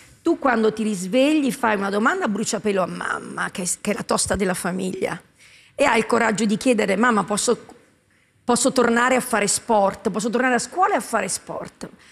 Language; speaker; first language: Italian; native; Italian